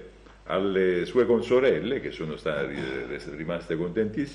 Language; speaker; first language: Italian; native; Italian